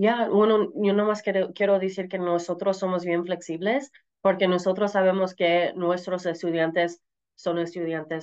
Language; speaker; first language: Spanish; early bilingual, heritage; Spanish